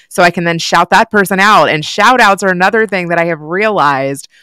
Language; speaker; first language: English; native; English